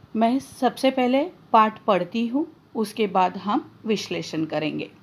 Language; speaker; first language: Hindi; non-native, local second language; Marathi